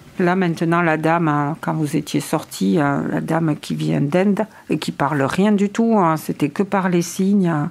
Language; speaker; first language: French; native; French